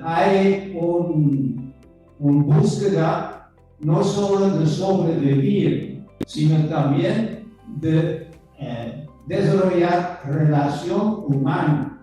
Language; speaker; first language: Spanish; non-native, fluent; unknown